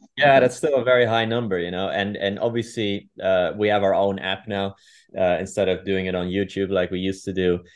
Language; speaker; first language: English; non-native, fluent; Dutch